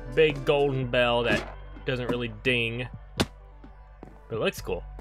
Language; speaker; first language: English; native; English